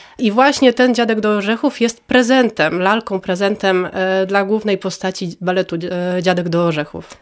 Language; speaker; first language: Polish; native; Polish